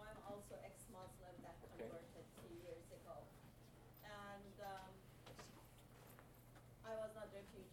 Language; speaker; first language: English; non-native, fluent; Persian